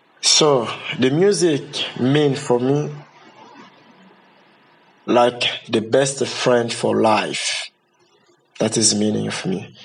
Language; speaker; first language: English; non-native, learner; Lingala